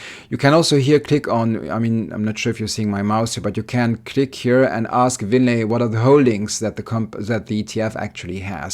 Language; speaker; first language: English; non-native, fluent; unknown